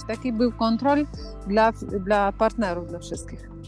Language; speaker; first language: Polish; non-native, fluent; Ukrainian